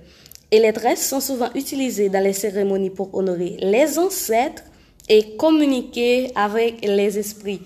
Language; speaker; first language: French; non-native, local second language; Haitian Creole